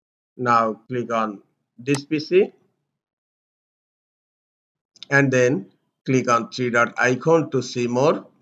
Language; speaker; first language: English; non-native, local second language; Bangla